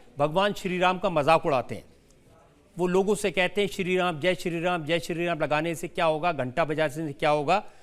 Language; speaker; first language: Hindi; native; Hindi